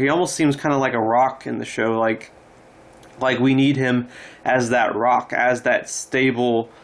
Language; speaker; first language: English; native; English